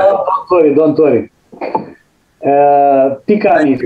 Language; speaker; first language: English; non-native, fluent; Romanian